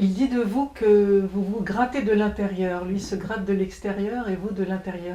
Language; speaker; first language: French; native; French